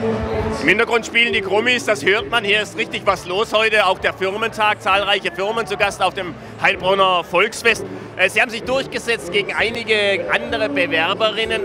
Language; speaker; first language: German; native; German